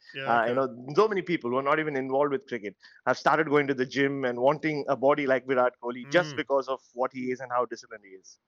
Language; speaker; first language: English; non-native, local second language; Tamil